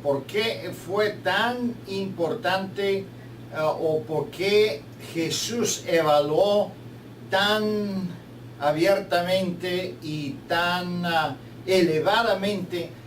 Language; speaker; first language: Spanish; non-native, fluent; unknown